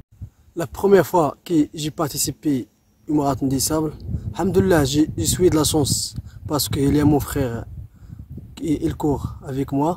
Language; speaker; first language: French; non-native, local second language; Arabic